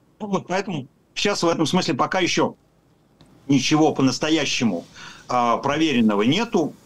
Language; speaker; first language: Russian; native; Russian